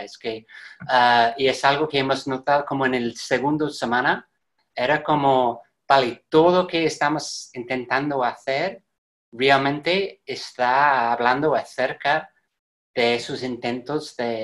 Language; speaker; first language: Spanish; non-native, fluent; English